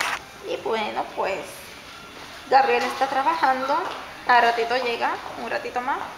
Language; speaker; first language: Spanish; native; Spanish